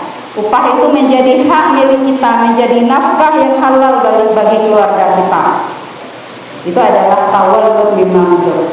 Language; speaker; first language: Indonesian; native; Indonesian